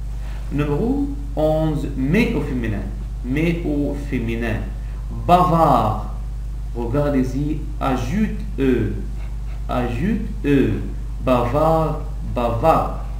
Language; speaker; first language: French; non-native, local second language; Arabic